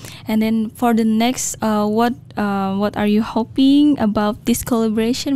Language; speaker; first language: English; non-native, learner; Indonesian